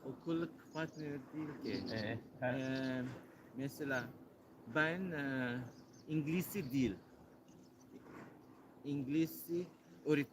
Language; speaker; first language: Turkish; non-native, learner; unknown